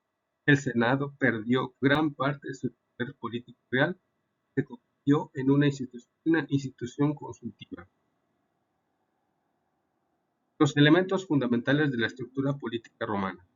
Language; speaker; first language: Spanish; native; Spanish